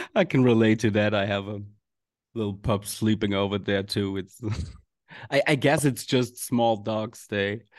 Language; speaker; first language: English; non-native, fluent; German